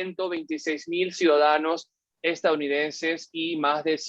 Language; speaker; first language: Spanish; native; Spanish